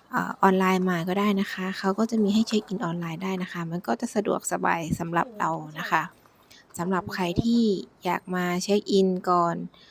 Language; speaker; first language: Thai; native; Thai